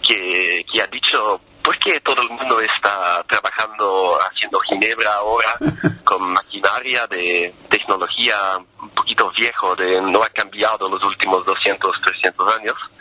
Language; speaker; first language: Spanish; non-native, fluent; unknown